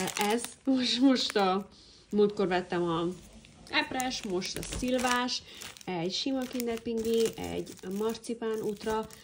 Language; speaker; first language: Hungarian; early bilingual, heritage; Hungarian